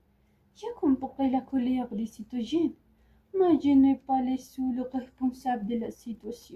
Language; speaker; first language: French; non-native, learner; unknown